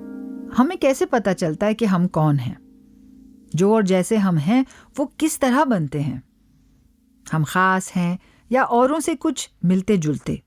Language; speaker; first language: Hindi; native; Hindi